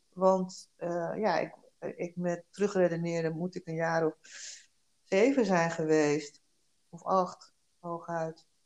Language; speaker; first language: Dutch; early bilingual, other home language; Korean